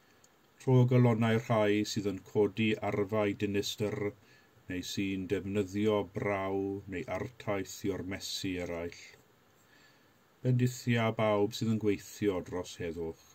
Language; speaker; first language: Welsh; native; Welsh